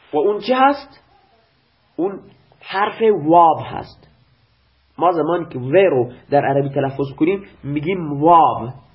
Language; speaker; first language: Persian; non-native, local second language; Baluchi